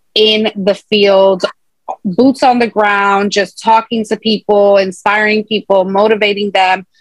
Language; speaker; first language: English; native; English